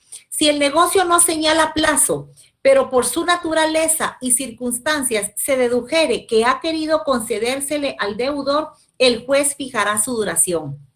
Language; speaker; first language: Spanish; native; Spanish